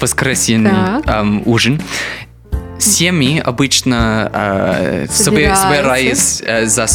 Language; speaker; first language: Russian; non-native, learner; English